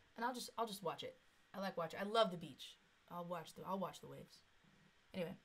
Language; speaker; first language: English; native; English